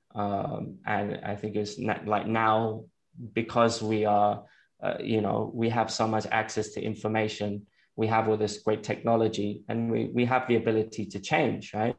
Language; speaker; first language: English; native; English